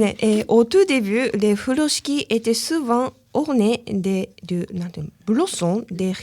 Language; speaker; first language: French; non-native, learner; Japanese